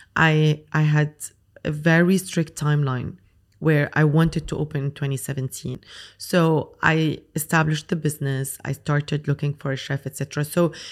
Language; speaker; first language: English; non-native, fluent; Arabic